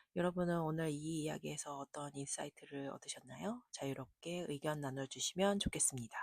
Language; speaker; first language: Korean; native; Korean